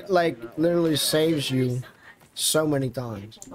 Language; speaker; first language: English; native; English